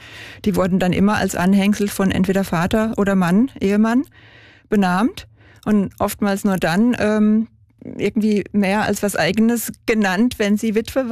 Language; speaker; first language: German; native; German